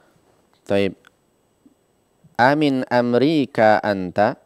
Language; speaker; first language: Arabic; non-native, fluent; Indonesian